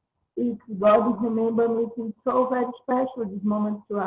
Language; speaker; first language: English; non-native, learner; Portuguese